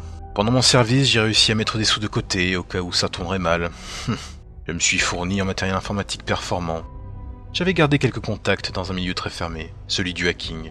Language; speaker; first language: French; native; French